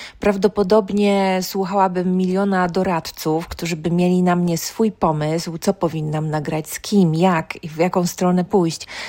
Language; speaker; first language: Polish; native; Polish